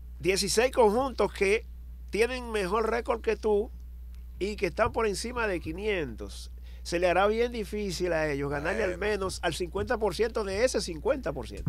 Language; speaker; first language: Spanish; native; Spanish